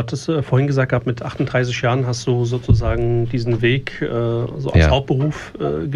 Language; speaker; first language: German; native; German